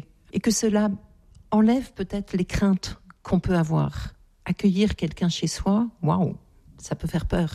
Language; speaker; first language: French; native; French